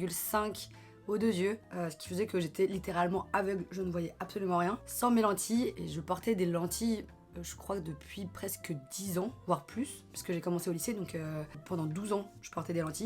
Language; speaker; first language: French; native; French